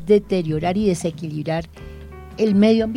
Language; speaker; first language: Spanish; native; Spanish